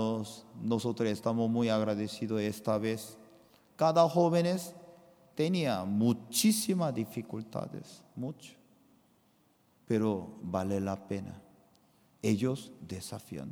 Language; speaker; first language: Spanish; non-native, fluent; Korean